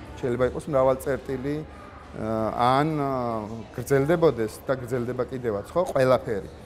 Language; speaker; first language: Georgian; native; Georgian